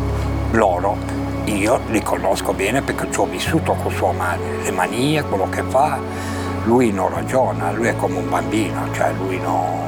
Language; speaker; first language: Italian; native; Italian